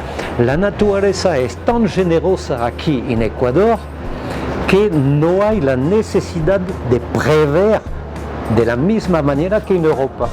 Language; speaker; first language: Spanish; non-native, fluent; French